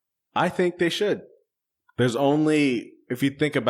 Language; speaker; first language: English; native; English